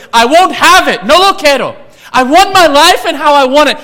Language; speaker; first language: English; native; English